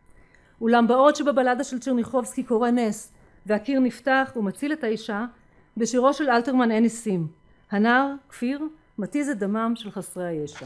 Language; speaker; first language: Hebrew; native; Hebrew